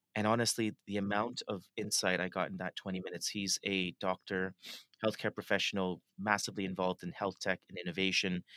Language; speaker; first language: English; native; English